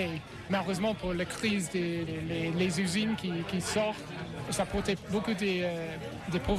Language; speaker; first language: French; non-native, fluent; English